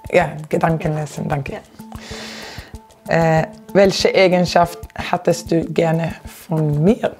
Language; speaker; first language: German; non-native, learner; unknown